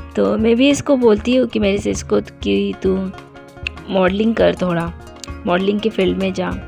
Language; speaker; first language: Hindi; non-native, local second language; Bangla